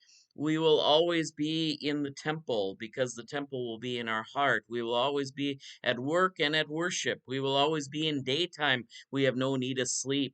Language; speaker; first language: English; native; English